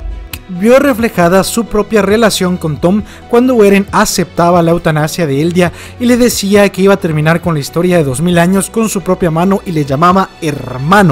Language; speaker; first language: Spanish; native; Spanish